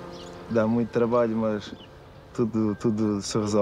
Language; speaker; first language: Portuguese; native; Portuguese